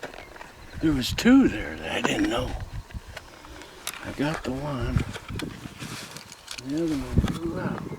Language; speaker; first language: English; native; English